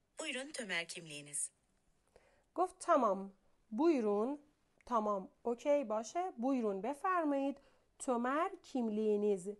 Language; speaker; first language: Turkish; non-native, fluent; Persian